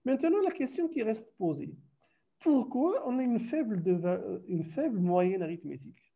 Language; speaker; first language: French; non-native, local second language; Arabic